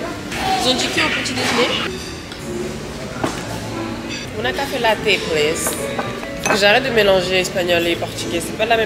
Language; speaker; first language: French; native; French